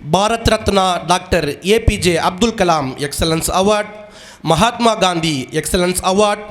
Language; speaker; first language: English; non-native, local second language; Tamil